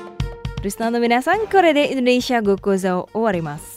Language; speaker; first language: Japanese; non-native, fluent; Indonesian